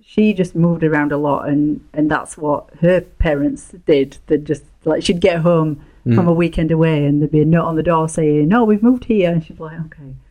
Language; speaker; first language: English; native; English